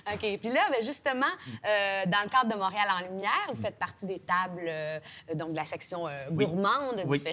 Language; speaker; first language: French; native; French